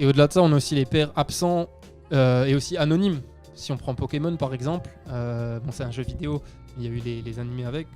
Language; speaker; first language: French; native; French